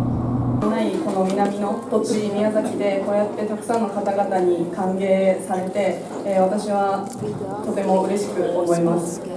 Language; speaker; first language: Japanese; native; Japanese